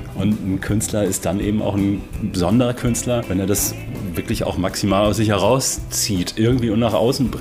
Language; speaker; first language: German; native; German